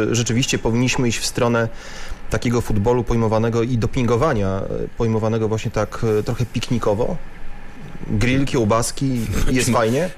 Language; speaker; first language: Polish; native; Polish